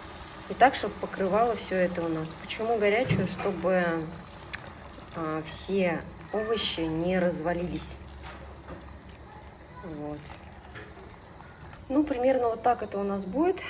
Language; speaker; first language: Russian; native; Russian